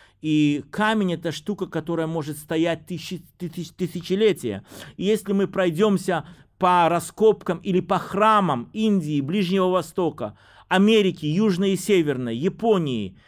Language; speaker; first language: Russian; native; Russian